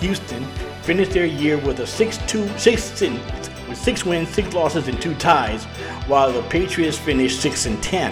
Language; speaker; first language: English; native; English